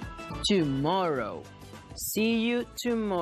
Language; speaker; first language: English; non-native, fluent; Spanish